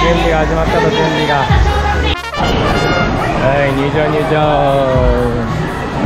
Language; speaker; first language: Japanese; native; Japanese